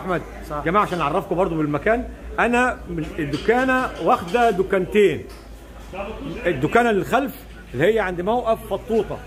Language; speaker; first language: Arabic; native; Arabic